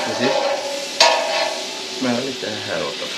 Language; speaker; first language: Swedish; native; Swedish